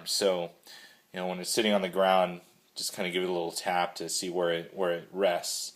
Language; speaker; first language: English; native; English